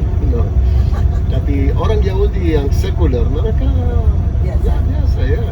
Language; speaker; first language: Indonesian; non-native, fluent; Hebrew